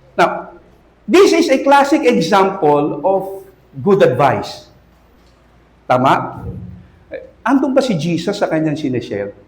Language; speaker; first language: Filipino; native; Filipino